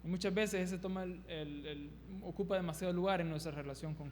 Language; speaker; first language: Spanish; native; Spanish